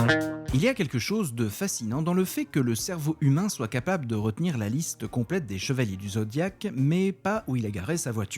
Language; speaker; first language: French; native; French